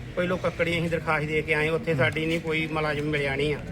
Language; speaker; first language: Punjabi; native; Punjabi